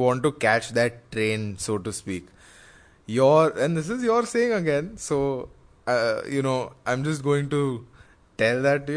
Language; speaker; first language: English; non-native, local second language; Hindi